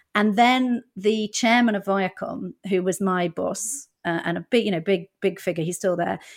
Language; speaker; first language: English; native; English